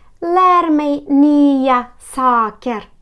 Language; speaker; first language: Swedish; non-native, learner; Ukrainian